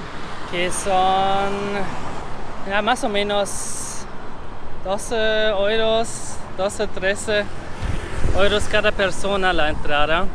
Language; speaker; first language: Spanish; non-native, learner; German